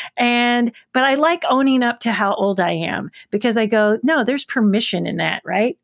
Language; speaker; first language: English; native; English